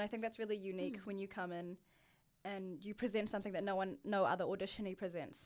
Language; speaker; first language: English; native; English